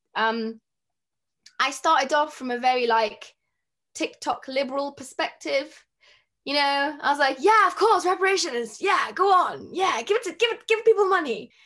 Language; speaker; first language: English; native; English